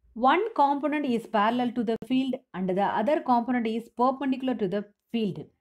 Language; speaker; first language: English; non-native, local second language; Tamil